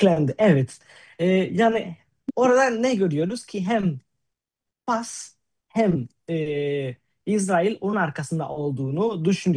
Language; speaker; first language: Turkish; non-native, fluent; Spanish